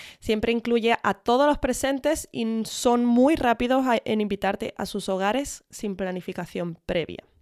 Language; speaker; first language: Spanish; early bilingual, other home language; English